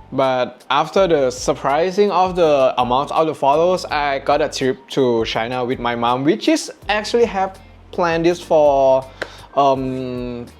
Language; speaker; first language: English; non-native, fluent; Thai